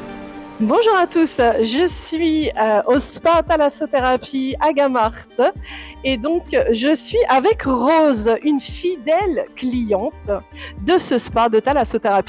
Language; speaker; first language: French; native; French